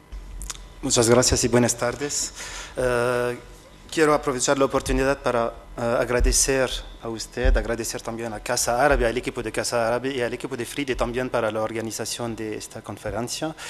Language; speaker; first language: Spanish; non-native, fluent; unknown